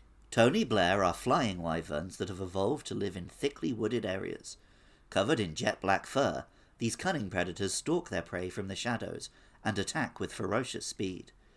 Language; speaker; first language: English; native; English